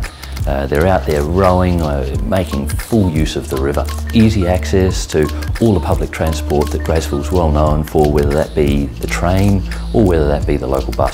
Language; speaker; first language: English; native; English